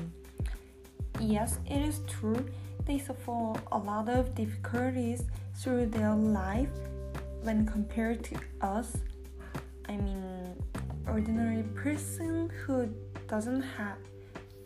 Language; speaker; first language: English; non-native, learner; Korean